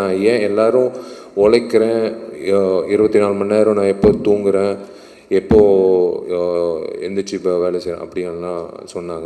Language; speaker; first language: Tamil; native; Tamil